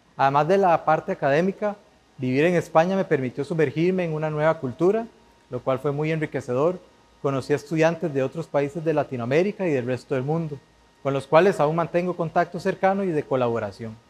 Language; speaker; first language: Spanish; native; Spanish